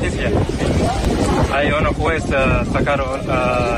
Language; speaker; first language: Spanish; non-native, learner; Arabic